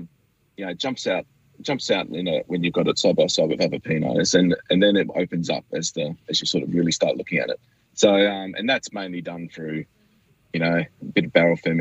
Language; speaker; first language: English; native; English